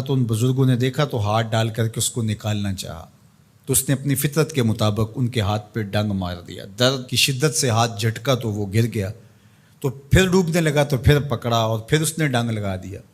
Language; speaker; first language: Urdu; non-native, local second language; Punjabi